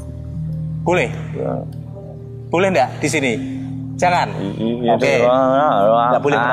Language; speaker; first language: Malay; non-native, local second language; Javanese